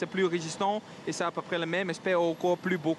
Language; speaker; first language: French; non-native, local second language; Dutch